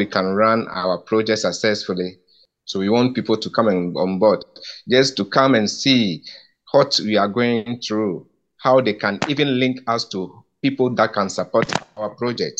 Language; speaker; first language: English; non-native, local second language; Ewe